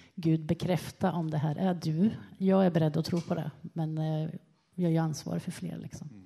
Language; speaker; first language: Swedish; native; Swedish